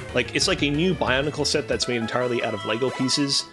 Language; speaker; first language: English; native; English